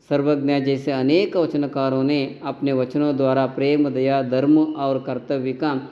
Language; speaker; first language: Hindi; non-native, local second language; Kannada